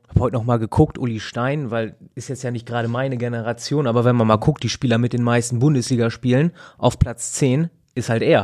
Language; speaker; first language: German; native; German